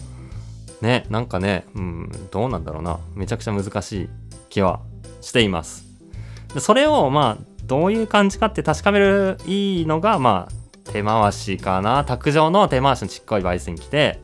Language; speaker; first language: Japanese; native; Japanese